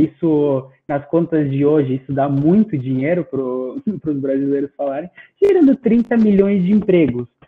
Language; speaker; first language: Portuguese; non-native, fluent; Spanish